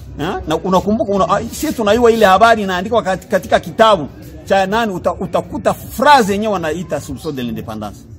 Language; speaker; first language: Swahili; non-native, local second language; Kinyarwanda